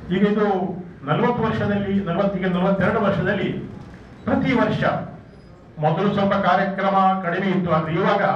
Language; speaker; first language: Kannada; non-native, local second language; Konkani